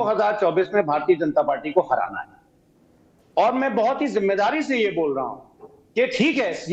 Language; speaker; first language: Hindi; native; Hindi